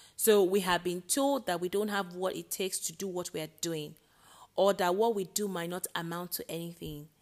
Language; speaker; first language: English; non-native, local second language; Yoruba